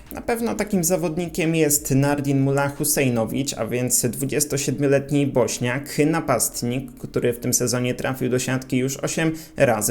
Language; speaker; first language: Polish; native; Polish